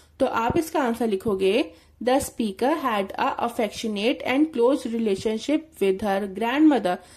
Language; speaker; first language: Hindi; native; Hindi